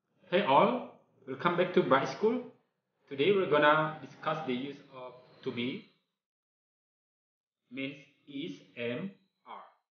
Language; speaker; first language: English; non-native, fluent; Indonesian